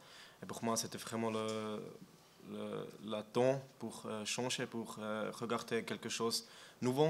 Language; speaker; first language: French; non-native, learner; German